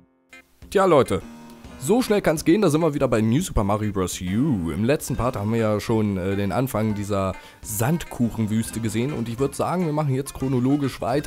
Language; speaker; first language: German; native; German